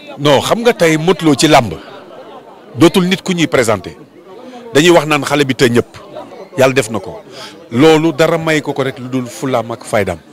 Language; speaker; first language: Wolof; native; Wolof